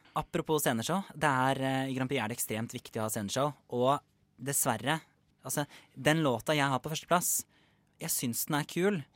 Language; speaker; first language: Norwegian; native; Norwegian